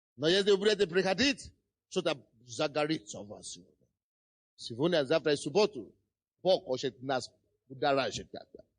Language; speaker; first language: Russian; non-native, fluent; Yoruba